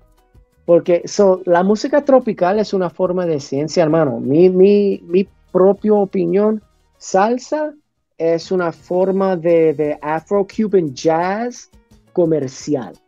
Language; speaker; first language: Spanish; early bilingual, heritage; English